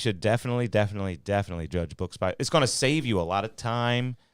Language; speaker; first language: English; native; English